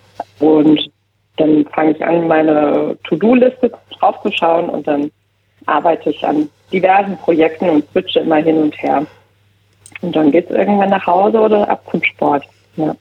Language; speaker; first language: German; native; German